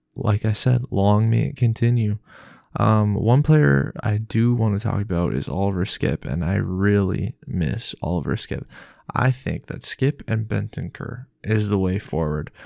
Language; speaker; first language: English; native; English